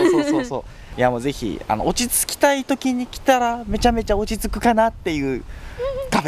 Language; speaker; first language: Japanese; native; Japanese